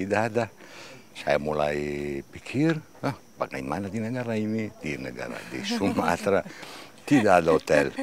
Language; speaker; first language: Indonesian; non-native, learner; Italian